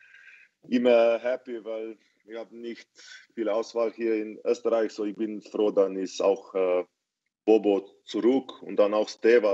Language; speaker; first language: German; non-native, fluent; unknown